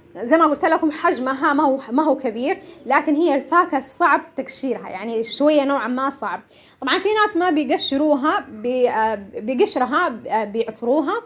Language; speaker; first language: Arabic; non-native, local second language; Somali